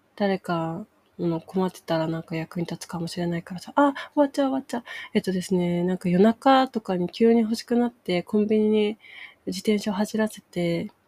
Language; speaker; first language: Japanese; native; Japanese